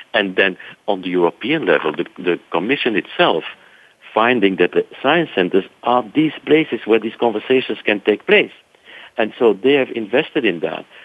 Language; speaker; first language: English; non-native, fluent; French